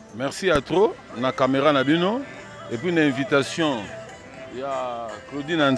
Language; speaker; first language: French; non-native, local second language; Lingala